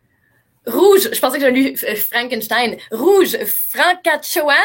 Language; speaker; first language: French; native; French